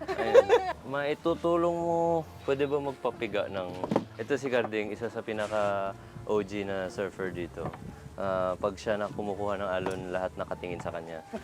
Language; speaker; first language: Filipino; non-native, local second language; Hiligaynon